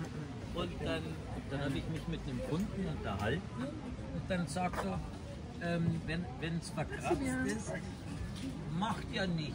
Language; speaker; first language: German; non-native, fluent; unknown